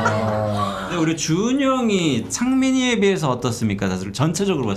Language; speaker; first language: Korean; native; Korean